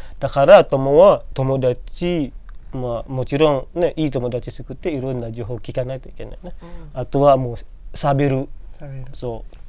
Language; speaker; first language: Japanese; non-native, fluent; Indonesian